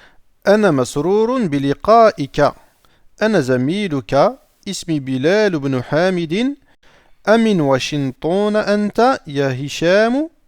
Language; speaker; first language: Arabic; non-native, fluent; French